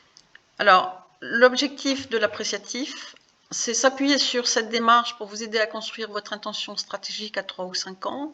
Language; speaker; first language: French; native; French